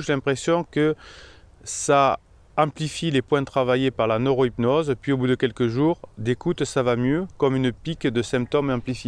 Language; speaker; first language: French; native; French